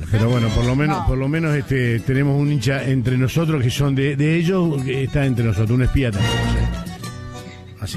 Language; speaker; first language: Spanish; native; Spanish